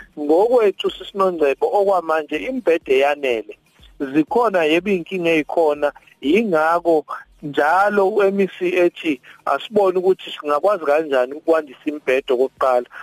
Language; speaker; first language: Zulu; native; Zulu